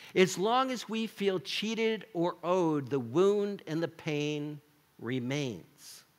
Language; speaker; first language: English; native; English